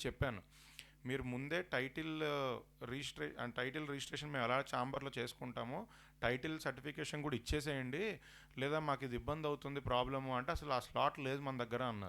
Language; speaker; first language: Telugu; native; Telugu